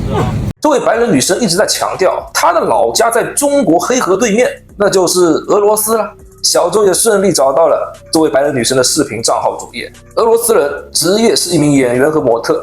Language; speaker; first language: Chinese; native; Chinese